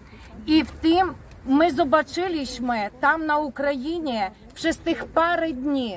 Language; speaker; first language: Polish; non-native, fluent; Ukrainian